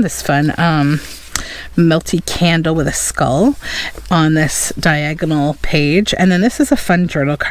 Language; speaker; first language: English; native; English